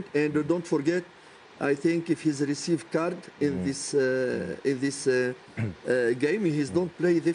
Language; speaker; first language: English; non-native, learner; French